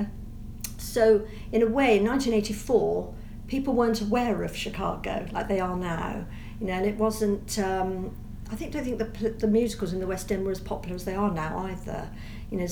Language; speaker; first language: English; native; English